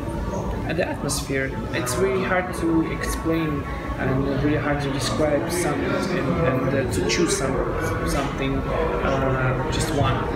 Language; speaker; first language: English; non-native, fluent; Russian